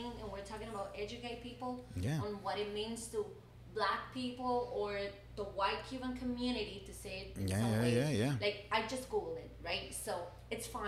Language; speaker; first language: English; non-native, fluent; Spanish